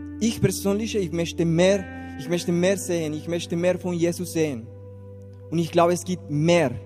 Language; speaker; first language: German; non-native, learner; Spanish